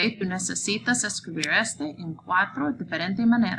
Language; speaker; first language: Spanish; non-native, learner; English